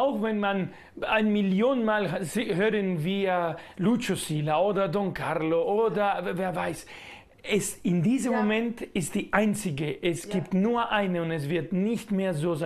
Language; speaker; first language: German; non-native, learner; Spanish